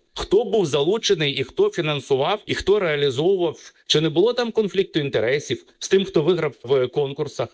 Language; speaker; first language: Ukrainian; native; Ukrainian